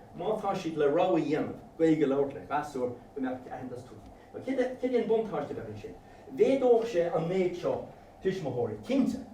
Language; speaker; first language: Irish; non-native, local second language; English